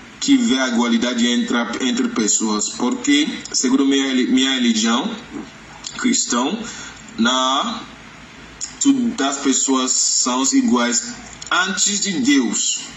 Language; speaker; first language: Portuguese; non-native, learner; Yoruba